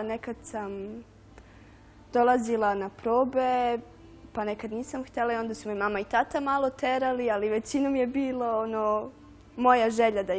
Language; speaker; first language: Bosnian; early bilingual, heritage; Serbian